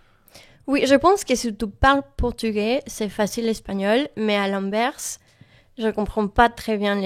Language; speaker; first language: French; non-native, learner; Spanish